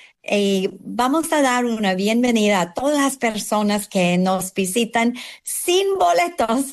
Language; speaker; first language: Spanish; non-native, fluent; English